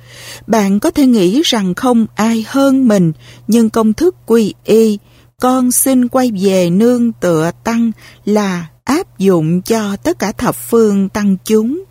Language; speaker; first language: Vietnamese; native; Vietnamese